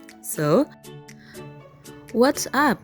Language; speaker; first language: English; non-native, learner; Indonesian